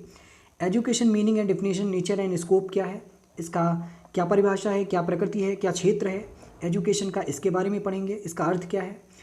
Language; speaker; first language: Hindi; native; Hindi